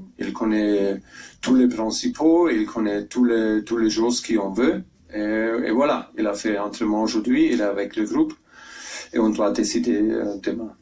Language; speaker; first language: French; non-native, fluent; German